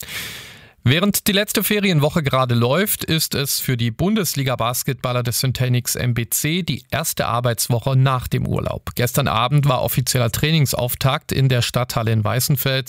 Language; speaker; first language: German; native; German